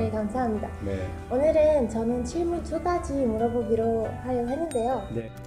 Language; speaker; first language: Korean; non-native, fluent; Persian